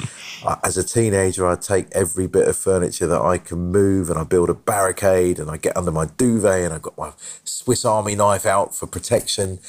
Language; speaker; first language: English; native; English